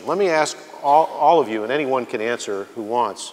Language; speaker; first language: English; native; English